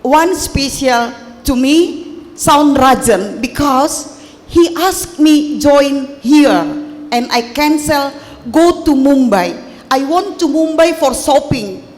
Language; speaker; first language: English; non-native, learner; Indonesian